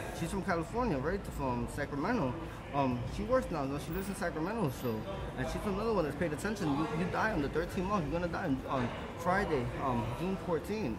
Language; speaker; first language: English; early bilingual, other home language; Spanish